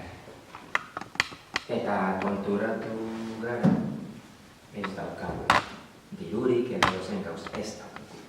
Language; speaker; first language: Basque; non-native, learner; Spanish